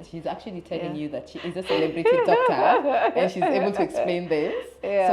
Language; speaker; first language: English; native; English